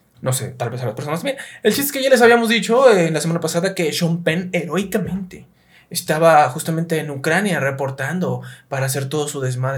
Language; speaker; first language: Spanish; native; Spanish